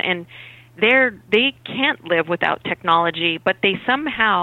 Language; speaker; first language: English; native; English